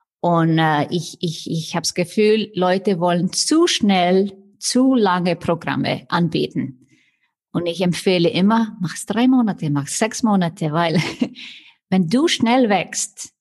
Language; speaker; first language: German; non-native, fluent; Icelandic